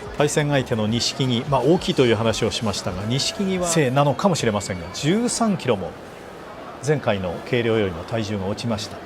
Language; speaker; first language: Japanese; native; Japanese